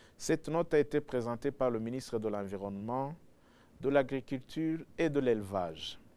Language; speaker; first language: French; non-native, local second language; Rundi